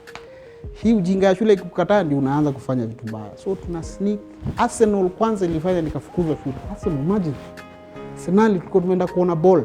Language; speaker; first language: Swahili; native; Swahili